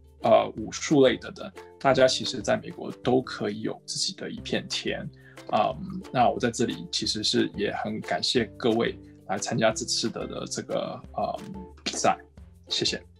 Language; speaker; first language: Chinese; native; Chinese